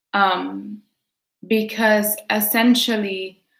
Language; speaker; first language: English; early bilingual, other home language; Quechua